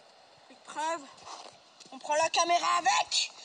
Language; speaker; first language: French; native; French